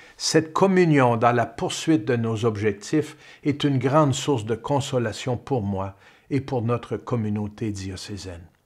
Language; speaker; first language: French; native; French